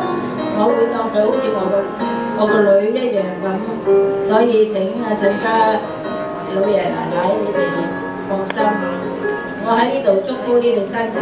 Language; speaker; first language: Cantonese; native; Cantonese